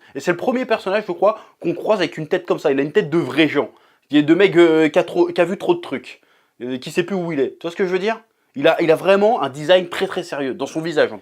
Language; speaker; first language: French; native; French